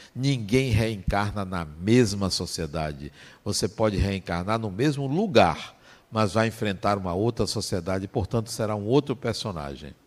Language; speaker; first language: Portuguese; native; Portuguese